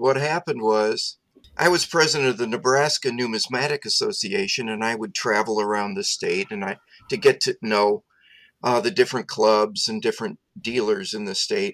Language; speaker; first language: English; native; English